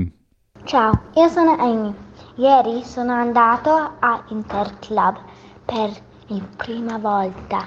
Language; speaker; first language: Italian; early bilingual, heritage; Italian